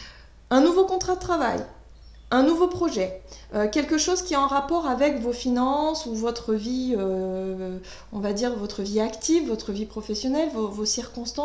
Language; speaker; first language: French; native; French